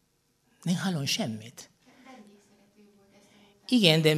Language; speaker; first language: Hungarian; non-native, fluent; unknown